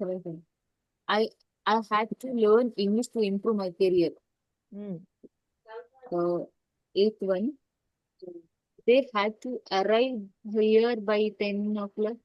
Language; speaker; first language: English; non-native, learner; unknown